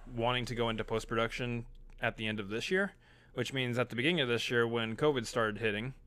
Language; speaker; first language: English; native; English